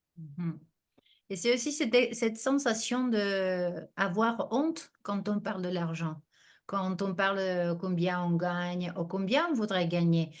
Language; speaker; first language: French; non-native, fluent; Spanish